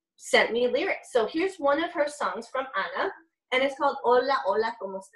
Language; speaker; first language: English; early bilingual, other home language; Spanish